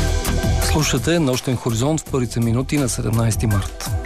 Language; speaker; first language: Bulgarian; native; Bulgarian